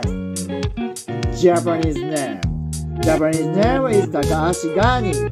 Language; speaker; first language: English; non-native, learner; Japanese